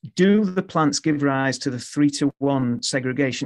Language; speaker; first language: English; native; English